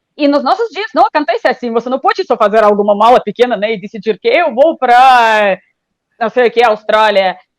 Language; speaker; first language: Portuguese; non-native, fluent; Russian